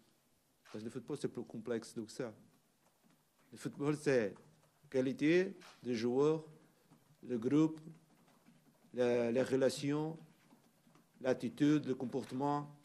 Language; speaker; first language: French; non-native, learner; Portuguese